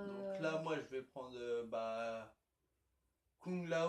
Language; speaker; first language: French; native; French